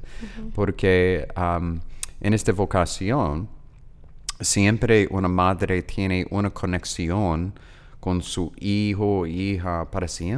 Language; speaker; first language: Spanish; non-native, learner; English